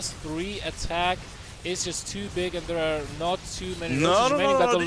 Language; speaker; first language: English; non-native, fluent; Dutch